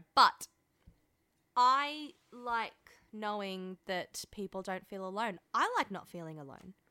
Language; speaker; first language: English; early bilingual, other home language; French